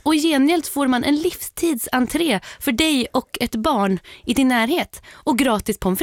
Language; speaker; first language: Swedish; native; Swedish